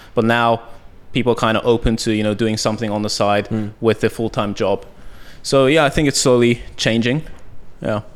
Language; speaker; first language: English; early bilingual, heritage; Japanese